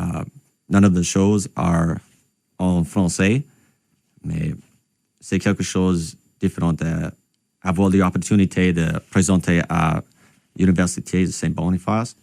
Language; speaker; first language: French; non-native, local second language; English